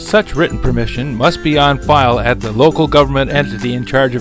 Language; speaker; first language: English; native; English